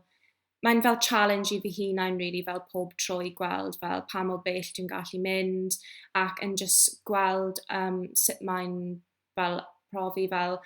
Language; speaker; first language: Welsh; non-native, local second language; English